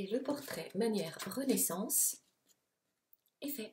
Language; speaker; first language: French; non-native, fluent; Italian